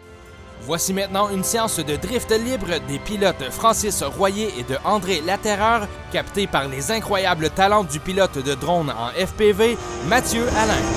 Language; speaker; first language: French; native; French